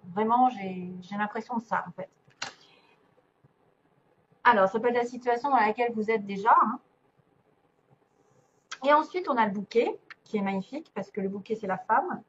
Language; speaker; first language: French; native; French